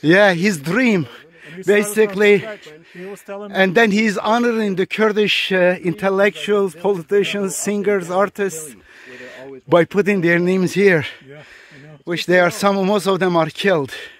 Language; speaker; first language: English; non-native, fluent; Turkish